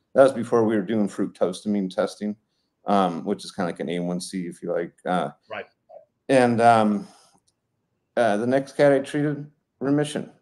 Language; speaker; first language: English; native; English